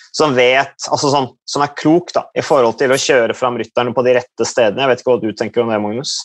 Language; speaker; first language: Norwegian; native; Norwegian